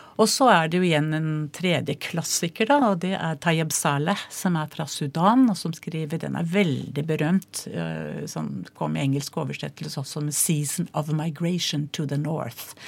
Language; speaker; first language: Norwegian; native; Norwegian